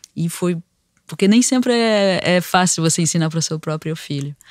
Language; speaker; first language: Portuguese; non-native, fluent; French